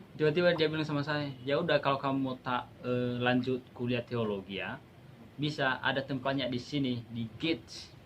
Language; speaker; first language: Indonesian; non-native, local second language; Nias